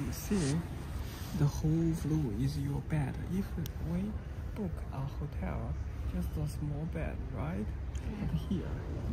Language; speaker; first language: English; non-native, learner; Chinese